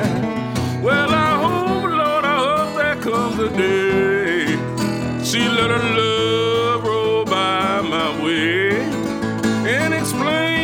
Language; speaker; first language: English; native; English